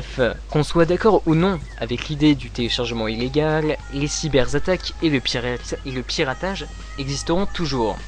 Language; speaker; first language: French; native; French